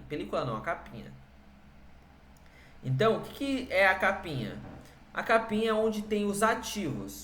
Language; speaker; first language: Portuguese; native; Portuguese